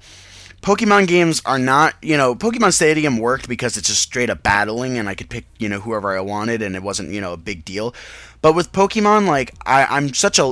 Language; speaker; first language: English; native; English